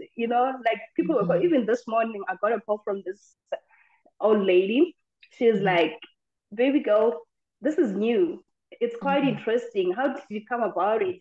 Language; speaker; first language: English; non-native, local second language; Xhosa